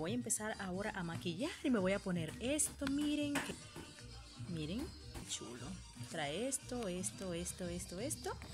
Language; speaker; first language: Spanish; native; Spanish